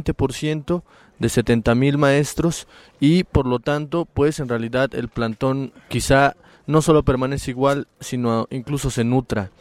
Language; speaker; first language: Spanish; native; Spanish